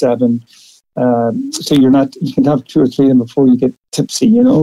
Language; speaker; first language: English; native; English